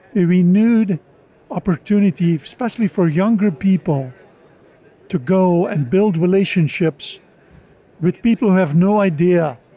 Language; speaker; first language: English; non-native, fluent; Dutch